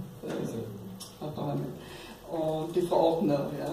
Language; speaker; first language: German; non-native, fluent; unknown